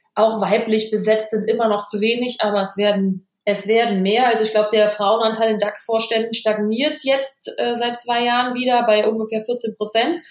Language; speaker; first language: German; native; German